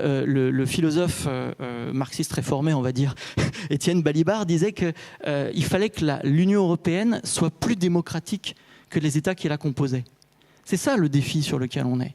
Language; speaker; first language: French; native; French